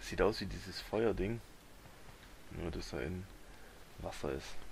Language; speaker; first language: German; native; German